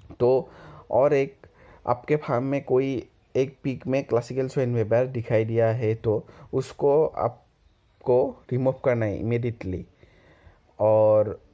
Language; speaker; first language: Hindi; non-native, local second language; Assamese